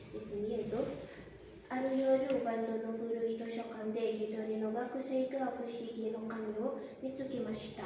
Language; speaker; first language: Japanese; non-native, learner; Indonesian